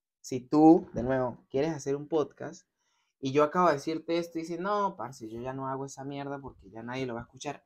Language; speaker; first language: Spanish; native; Spanish